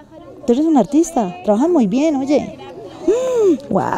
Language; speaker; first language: Spanish; non-native, fluent; French